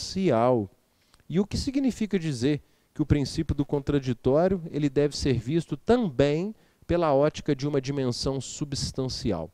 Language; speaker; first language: Portuguese; native; Portuguese